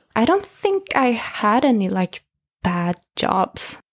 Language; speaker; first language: English; non-native, fluent; Swedish